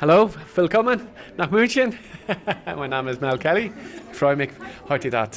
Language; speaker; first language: German; non-native, learner; English